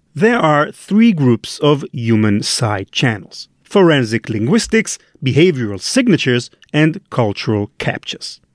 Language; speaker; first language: English; non-native, fluent; Hebrew